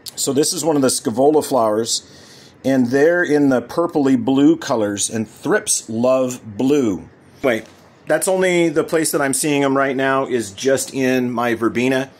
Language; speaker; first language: English; native; English